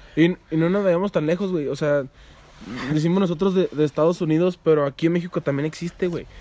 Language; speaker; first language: Spanish; early bilingual, heritage; Spanish